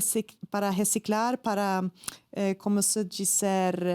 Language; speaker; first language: Portuguese; non-native, fluent; Swedish